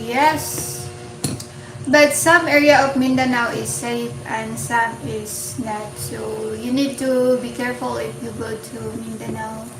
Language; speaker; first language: English; non-native, local second language; Filipino